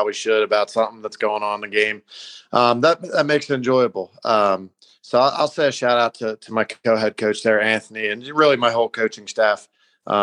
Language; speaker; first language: English; native; English